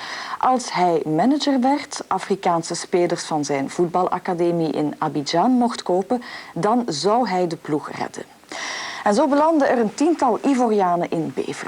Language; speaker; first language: Dutch; native; Dutch